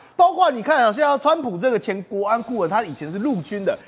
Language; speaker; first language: Chinese; native; Chinese